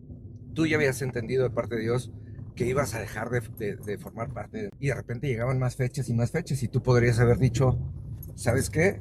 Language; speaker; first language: Spanish; native; Spanish